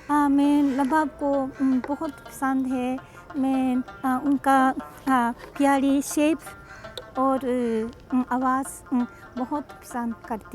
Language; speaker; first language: Hindi; non-native, learner; Japanese